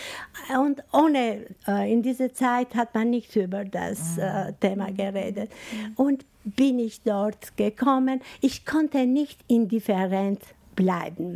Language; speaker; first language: German; non-native, fluent; Albanian